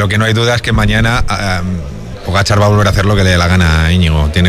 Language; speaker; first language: Spanish; native; Spanish